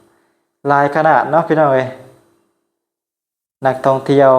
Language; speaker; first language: Thai; non-native, local second language; Northeastern Thai